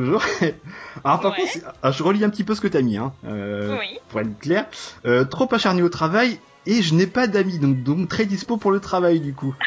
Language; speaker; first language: French; native; French